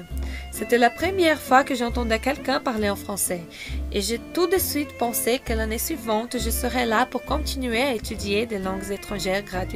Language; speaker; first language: French; non-native, fluent; Portuguese